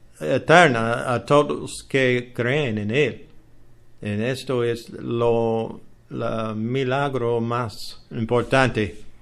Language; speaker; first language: Spanish; non-native, learner; English